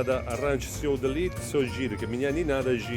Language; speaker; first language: Russian; non-native, learner; Italian